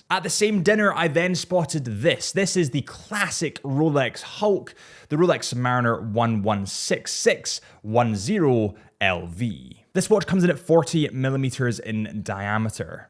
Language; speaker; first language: English; native; English